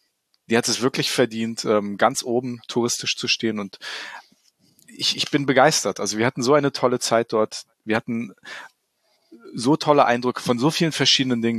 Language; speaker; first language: German; native; German